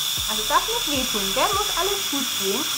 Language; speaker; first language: German; native; German